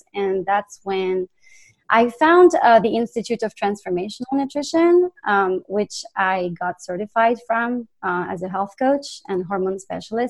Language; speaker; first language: English; non-native, fluent; French